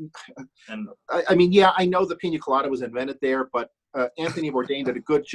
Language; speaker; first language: English; non-native, fluent; German